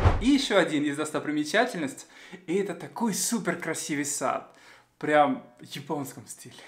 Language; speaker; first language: Russian; non-native, fluent; Spanish